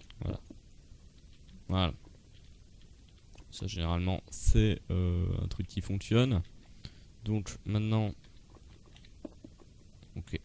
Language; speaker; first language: French; native; French